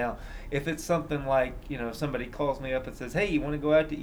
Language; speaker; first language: English; native; English